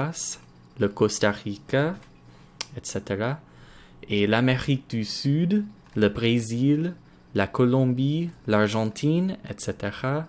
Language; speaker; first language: French; non-native, learner; English